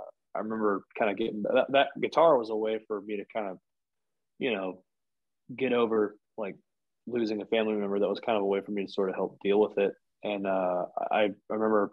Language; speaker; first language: English; native; English